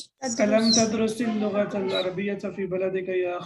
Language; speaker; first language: Arabic; non-native, fluent; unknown